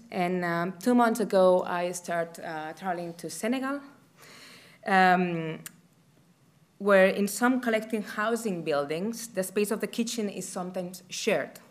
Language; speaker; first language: English; non-native, fluent; Catalan